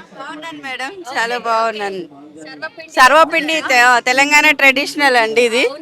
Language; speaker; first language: Telugu; native; Telugu